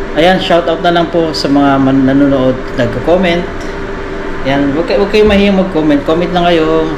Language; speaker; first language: Filipino; non-native, local second language; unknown